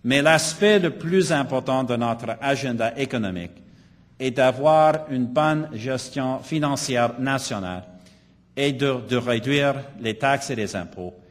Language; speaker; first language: French; non-native, local second language; English